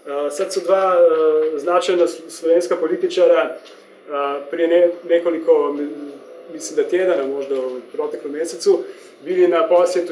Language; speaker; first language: Serbian; non-native, fluent; Slovenian